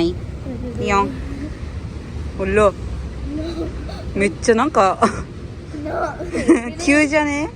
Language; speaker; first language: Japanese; non-native, fluent; Filipino